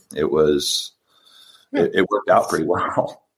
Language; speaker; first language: English; native; English